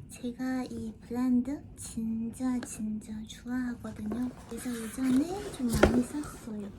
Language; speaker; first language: Korean; non-native, fluent; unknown